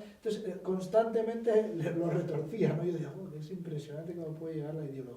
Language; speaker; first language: Spanish; native; Spanish